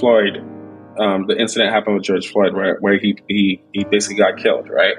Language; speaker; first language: English; non-native, local second language; Igbo